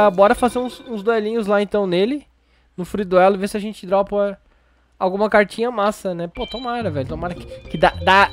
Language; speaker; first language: Portuguese; native; Portuguese